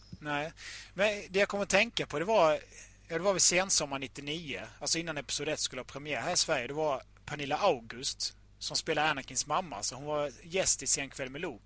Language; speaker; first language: Swedish; native; Swedish